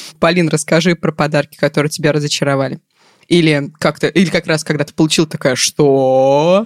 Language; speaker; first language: Russian; native; Russian